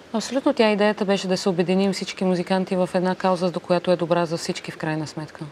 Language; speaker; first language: Bulgarian; early bilingual, other home language; Arabic